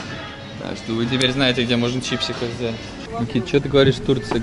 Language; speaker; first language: Russian; native; Russian